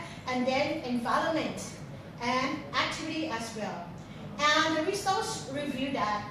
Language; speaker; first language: English; non-native, fluent; Thai